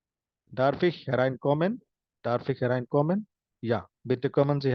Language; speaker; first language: German; non-native, fluent; Hindi